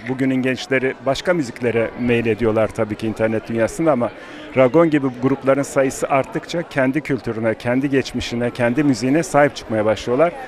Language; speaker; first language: Turkish; non-native, fluent; Ossetic